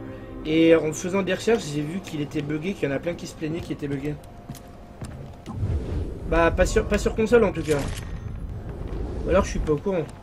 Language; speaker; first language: French; native; French